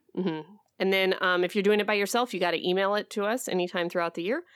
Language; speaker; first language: English; native; English